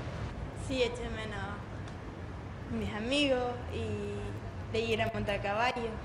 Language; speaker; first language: Spanish; non-native, learner; German